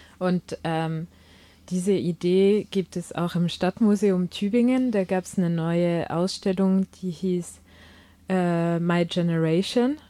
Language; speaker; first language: German; early bilingual, other home language; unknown